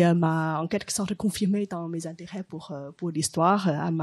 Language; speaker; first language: French; non-native, fluent; Chinese